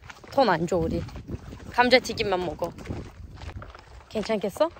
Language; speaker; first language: Korean; non-native, fluent; Turkish